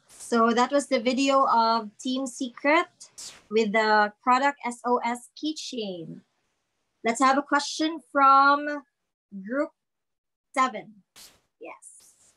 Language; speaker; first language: English; non-native, local second language; Cebuano